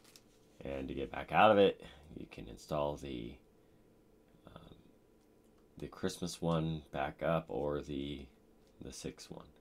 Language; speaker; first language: English; native; English